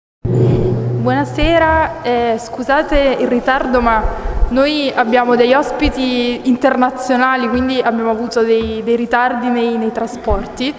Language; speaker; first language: Italian; native; Italian